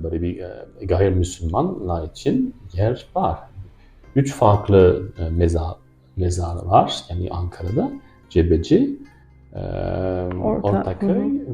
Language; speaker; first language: Turkish; non-native, fluent; French